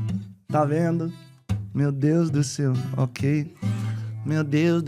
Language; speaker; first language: Portuguese; non-native, learner; English